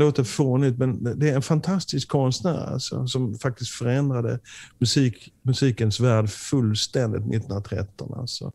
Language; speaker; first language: Swedish; native; Swedish